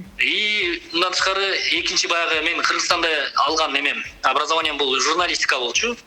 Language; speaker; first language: Kyrgyz; native; Kyrgyz